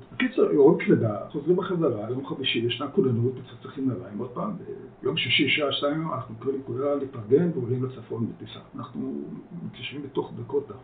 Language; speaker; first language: Hebrew; early bilingual, other home language; Dutch